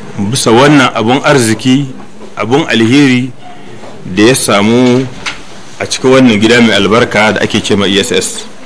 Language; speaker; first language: Hausa; native; Hausa